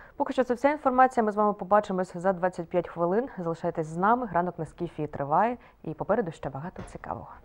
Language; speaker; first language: Ukrainian; native; Ukrainian